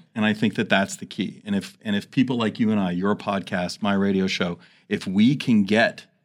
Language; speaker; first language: English; native; English